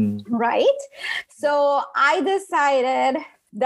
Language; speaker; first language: English; non-native, fluent; Spanish